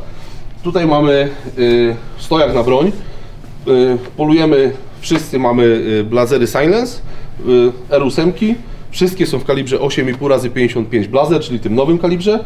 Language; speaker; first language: Polish; native; Polish